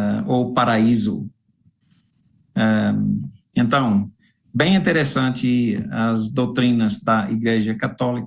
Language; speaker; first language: Portuguese; non-native, fluent; English